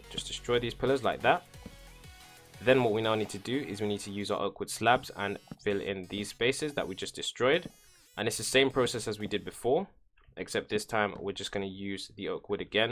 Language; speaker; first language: English; native; English